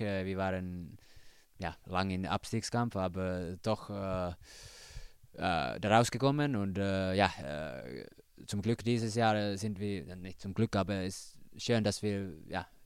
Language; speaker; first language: German; non-native, learner; Finnish